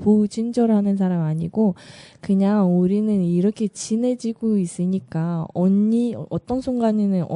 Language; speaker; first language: Korean; non-native, learner; Russian